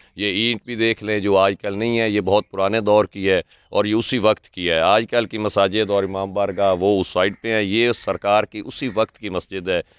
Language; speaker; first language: Urdu; non-native, local second language; Punjabi